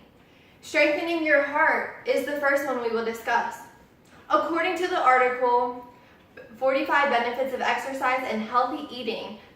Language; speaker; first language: English; native; English